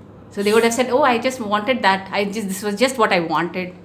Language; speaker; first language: English; non-native, local second language; Tamil